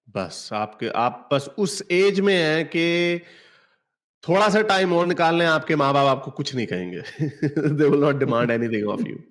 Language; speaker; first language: Hindi; native; Hindi